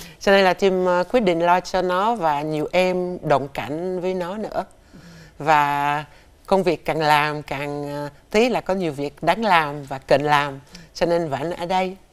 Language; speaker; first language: Vietnamese; non-native, fluent; French